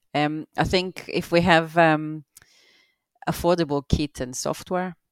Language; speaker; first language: English; non-native, fluent; Hebrew